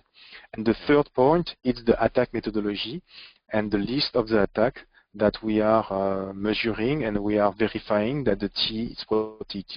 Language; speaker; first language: English; non-native, fluent; French